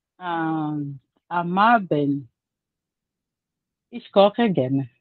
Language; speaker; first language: German; non-native, learner; Portuguese